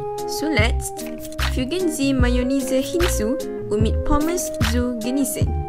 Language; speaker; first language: German; non-native, learner; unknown